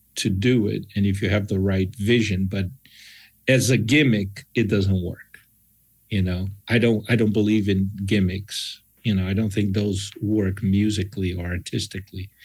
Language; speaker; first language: English; non-native, fluent; Portuguese